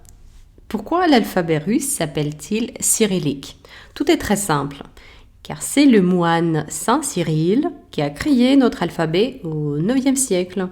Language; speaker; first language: French; non-native, fluent; Russian